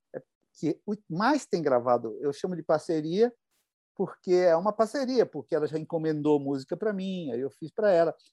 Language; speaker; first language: Portuguese; native; Portuguese